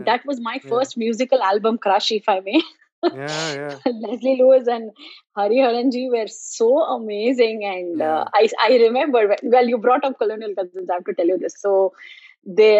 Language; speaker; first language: English; non-native, local second language; Tamil